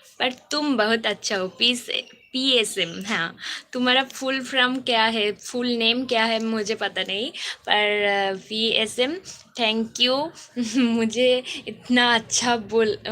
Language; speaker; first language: Hindi; non-native, local second language; Bangla